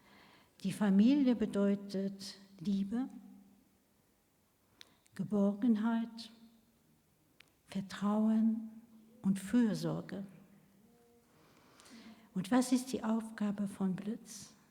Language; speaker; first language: German; non-native, local second language; Luxembourgish